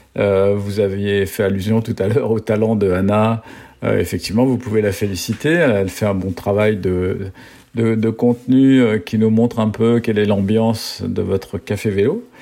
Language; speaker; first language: French; native; French